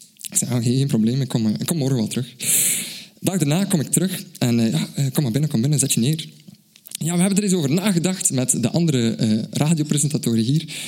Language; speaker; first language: Dutch; native; Dutch